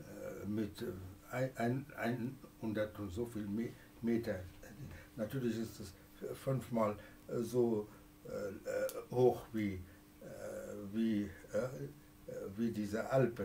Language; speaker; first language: German; non-native, fluent; Persian